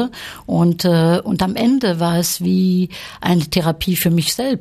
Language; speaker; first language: German; early bilingual, heritage; French